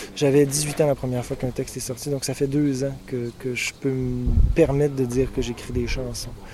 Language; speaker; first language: French; native; French